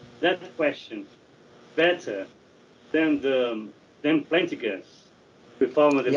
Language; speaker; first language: English; non-native, learner; Portuguese